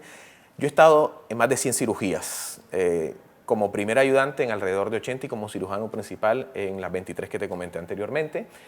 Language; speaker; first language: Spanish; native; Spanish